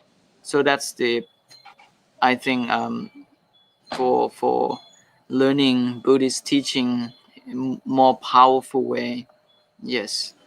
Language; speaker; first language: English; non-native, fluent; Thai